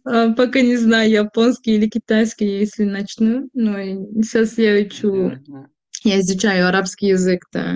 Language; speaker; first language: Russian; non-native, fluent; Turkish